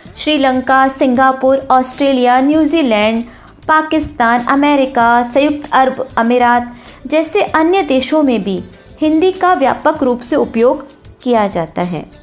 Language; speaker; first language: Hindi; native; Hindi